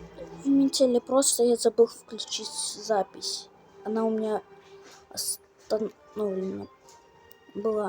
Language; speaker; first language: Russian; native; Russian